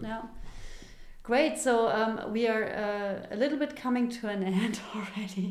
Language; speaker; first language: English; non-native, fluent; German